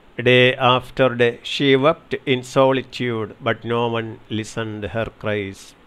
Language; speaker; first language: English; non-native, local second language; Malayalam